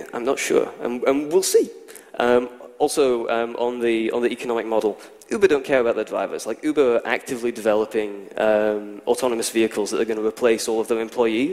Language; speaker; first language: English; native; English